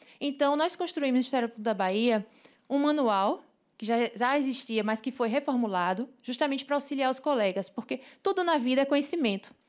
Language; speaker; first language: Portuguese; native; Portuguese